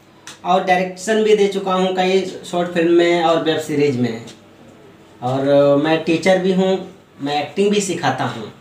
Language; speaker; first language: Hindi; native; Hindi